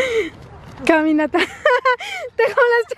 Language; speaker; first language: Spanish; native; Spanish